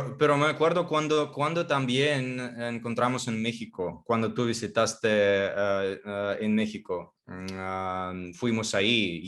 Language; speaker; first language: Spanish; non-native, fluent; Russian